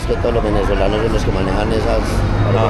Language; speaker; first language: Spanish; native; Spanish